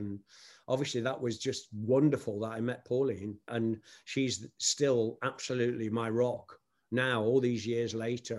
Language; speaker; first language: English; native; English